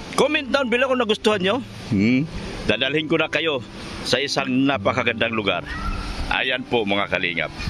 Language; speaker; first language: Filipino; native; Filipino